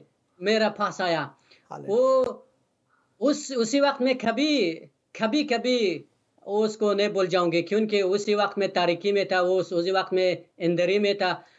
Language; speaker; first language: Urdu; non-native, learner; Persian